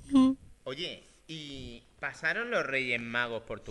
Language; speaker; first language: Spanish; native; Spanish